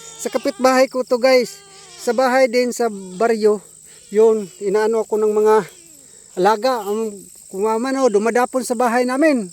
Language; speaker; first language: Filipino; non-native, local second language; Bikol